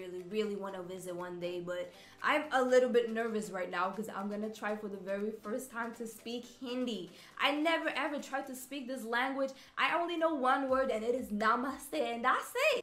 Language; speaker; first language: English; non-native, fluent; Swedish